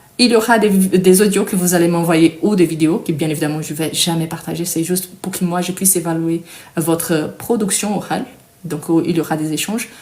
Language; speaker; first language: French; non-native, fluent; Portuguese